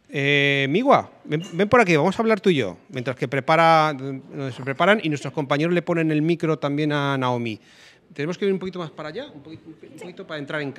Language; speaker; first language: Spanish; native; Spanish